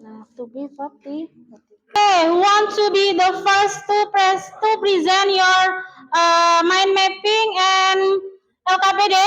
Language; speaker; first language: English; non-native, learner; Indonesian